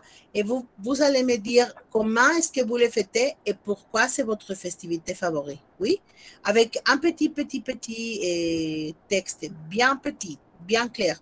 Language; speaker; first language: French; non-native, fluent; Spanish